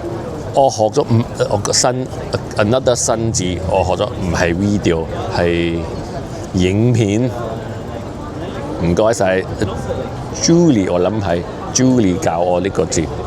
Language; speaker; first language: Cantonese; early bilingual, heritage; English